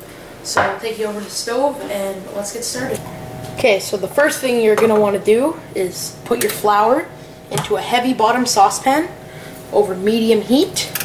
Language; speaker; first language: English; native; English